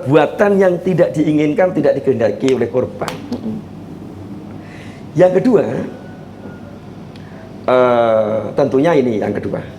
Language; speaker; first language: Indonesian; native; Indonesian